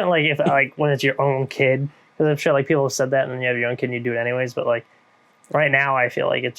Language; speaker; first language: English; native; English